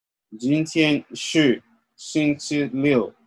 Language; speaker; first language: Chinese; non-native, learner; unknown